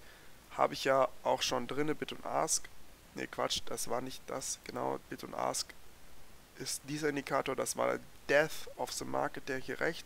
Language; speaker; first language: German; native; German